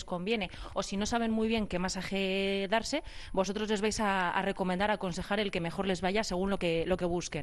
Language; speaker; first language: Spanish; native; Spanish